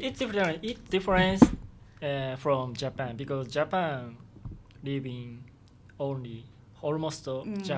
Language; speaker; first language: English; non-native, learner; Japanese